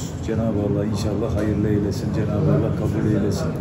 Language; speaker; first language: Turkish; native; Turkish